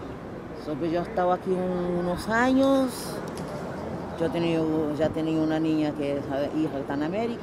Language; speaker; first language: Spanish; non-native, fluent; Kabuverdianu